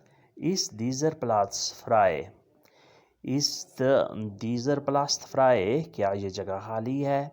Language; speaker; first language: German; non-native, fluent; Urdu